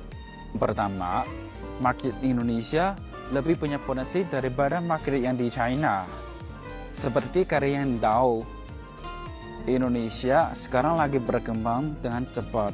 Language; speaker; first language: Indonesian; non-native, fluent; Chinese